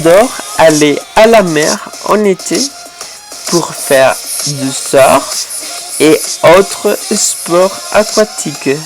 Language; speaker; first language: French; non-native, fluent; Spanish